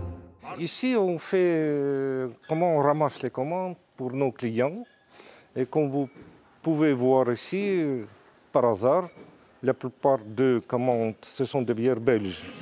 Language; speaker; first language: French; non-native, fluent; Russian